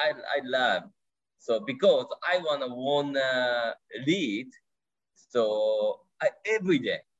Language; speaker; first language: English; non-native, learner; Japanese